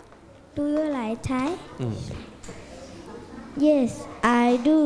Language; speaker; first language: English; non-native, learner; Thai